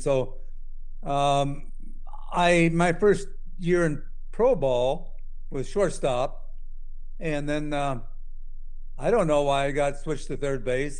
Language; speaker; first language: English; native; English